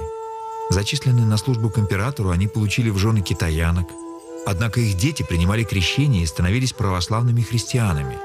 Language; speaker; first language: Russian; native; Russian